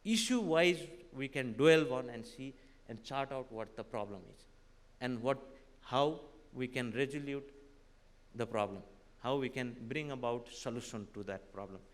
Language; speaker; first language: English; non-native, local second language; Nepali